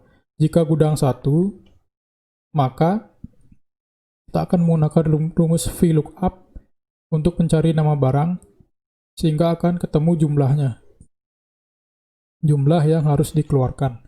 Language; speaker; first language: Indonesian; native; Indonesian